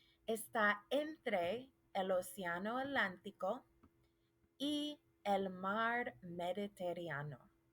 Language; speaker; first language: Spanish; non-native, fluent; English